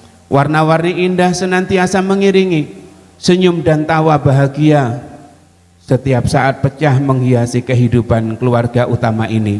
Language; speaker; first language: Indonesian; native; Indonesian